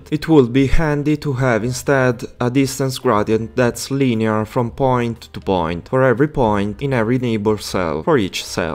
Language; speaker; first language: English; non-native, fluent; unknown